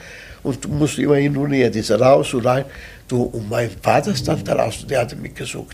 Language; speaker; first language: German; non-native, fluent; Italian